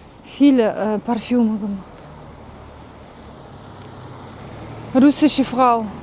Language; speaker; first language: German; non-native, learner; Uzbek